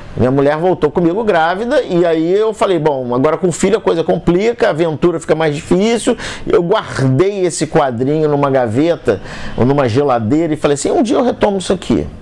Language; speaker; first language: Portuguese; native; Portuguese